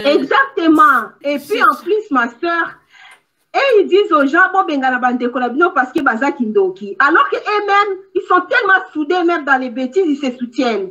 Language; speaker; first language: French; non-native, local second language; Lingala